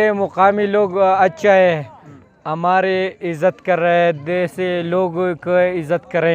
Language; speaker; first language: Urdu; non-native, local second language; Pashto